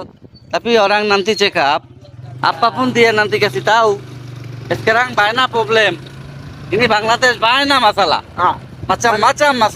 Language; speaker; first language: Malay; non-native, learner; Bangla